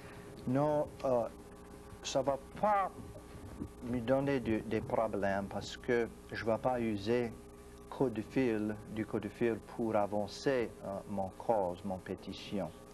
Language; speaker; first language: French; non-native, local second language; English